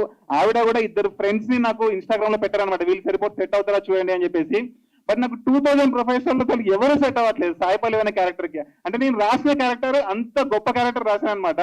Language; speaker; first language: Telugu; native; Telugu